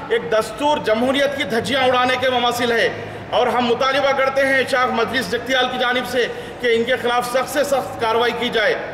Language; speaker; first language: Urdu; native; Urdu